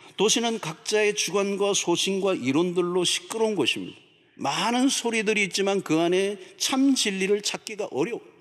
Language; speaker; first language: Korean; native; Korean